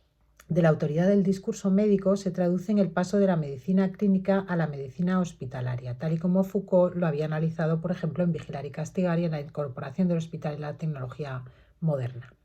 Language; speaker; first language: Spanish; native; Spanish